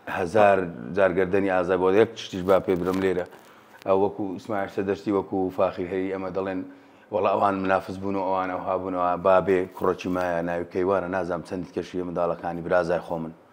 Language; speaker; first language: Central Kurdish; native; Central Kurdish